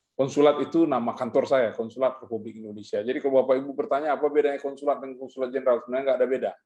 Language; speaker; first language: Indonesian; native; Indonesian